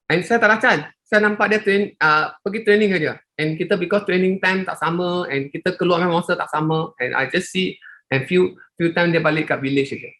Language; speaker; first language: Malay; non-native, local second language; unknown